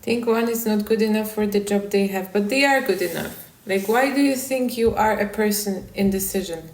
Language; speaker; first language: English; non-native, fluent; Polish